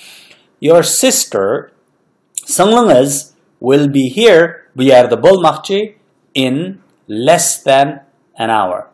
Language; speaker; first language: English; non-native, fluent; Uyghur